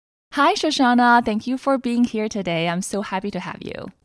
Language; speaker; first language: English; non-native, fluent; Chinese